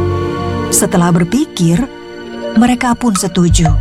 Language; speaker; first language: Indonesian; native; Indonesian